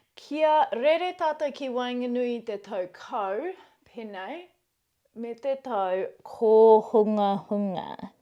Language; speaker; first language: Māori; non-native, local second language; English